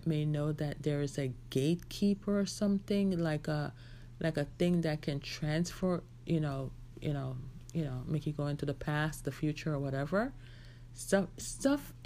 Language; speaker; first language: English; native; English